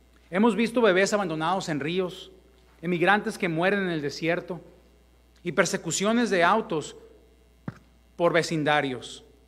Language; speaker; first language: Spanish; early bilingual, heritage; Spanish